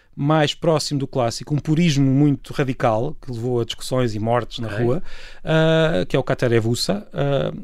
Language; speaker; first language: Portuguese; native; Portuguese